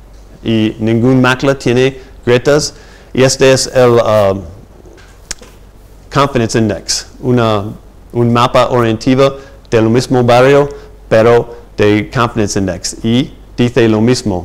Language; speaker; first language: Spanish; non-native, fluent; English